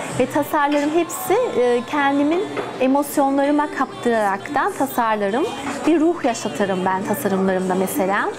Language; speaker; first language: Turkish; early bilingual, heritage; Turkish